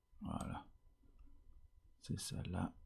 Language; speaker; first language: French; non-native, fluent; Luxembourgish